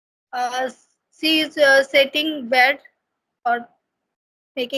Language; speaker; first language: English; non-native, learner; Hindi